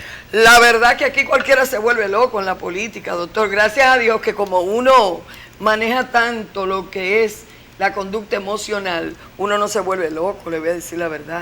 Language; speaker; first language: Spanish; native; Spanish